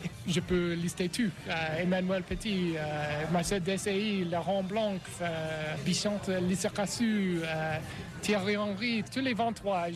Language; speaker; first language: French; non-native, learner; English